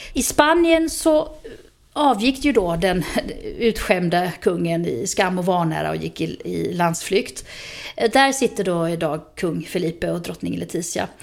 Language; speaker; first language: Swedish; native; Swedish